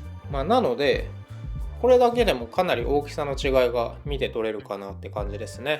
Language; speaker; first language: Japanese; native; Japanese